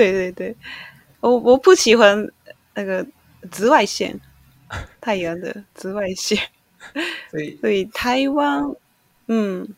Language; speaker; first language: Chinese; non-native, learner; Japanese